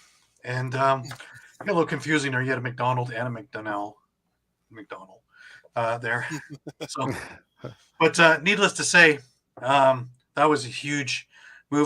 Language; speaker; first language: English; native; English